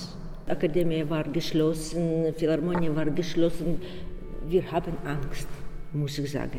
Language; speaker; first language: German; non-native, learner; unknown